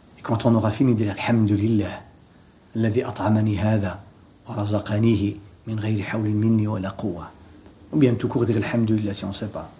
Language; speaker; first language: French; non-native, local second language; Arabic